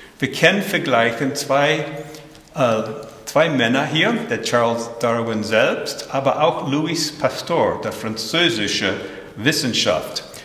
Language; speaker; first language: German; early bilingual, heritage; German